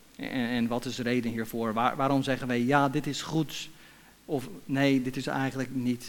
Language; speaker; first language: Dutch; non-native, fluent; English